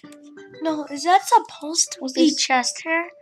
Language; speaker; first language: English; native; English